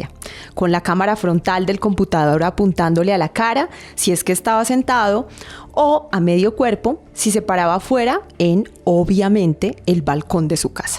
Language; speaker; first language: Spanish; native; Spanish